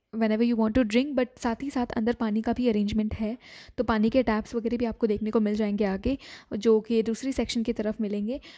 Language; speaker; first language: Hindi; native; Hindi